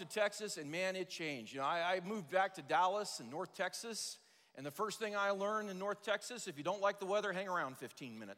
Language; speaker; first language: English; native; English